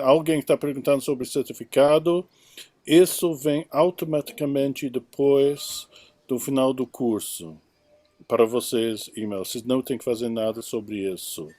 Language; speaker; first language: Portuguese; non-native, fluent; English